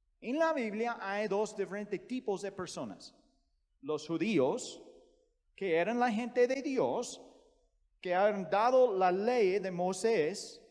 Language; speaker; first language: Spanish; non-native, fluent; English